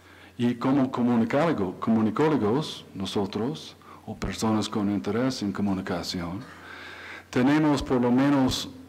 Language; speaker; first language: Spanish; non-native, learner; English